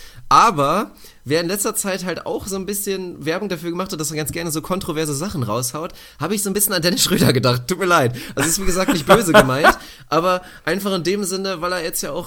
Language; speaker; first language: German; native; German